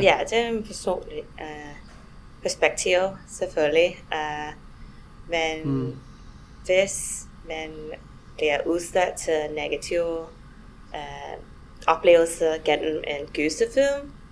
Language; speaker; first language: Danish; non-native, fluent; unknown